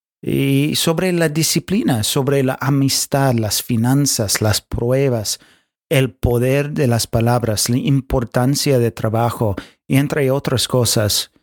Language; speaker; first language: Spanish; non-native, fluent; English